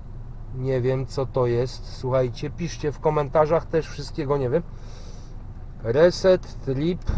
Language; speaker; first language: Polish; native; Polish